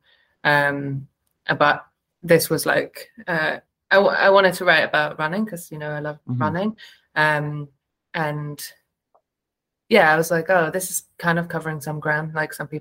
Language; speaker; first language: English; native; English